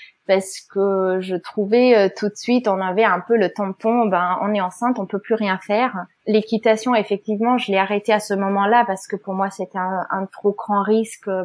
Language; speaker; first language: French; non-native, fluent; German